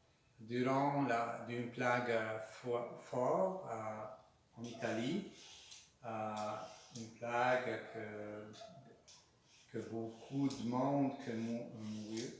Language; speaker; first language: French; non-native, learner; Spanish